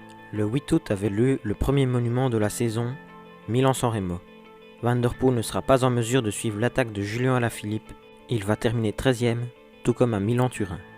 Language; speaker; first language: French; native; French